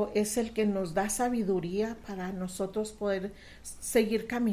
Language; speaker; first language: Spanish; native; Spanish